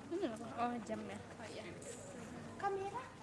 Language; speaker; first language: Indonesian; non-native, learner; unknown